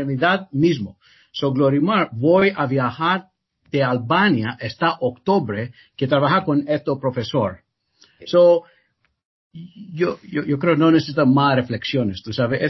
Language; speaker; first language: Spanish; non-native, learner; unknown